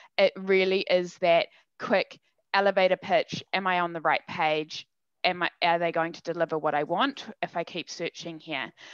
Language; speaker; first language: English; native; English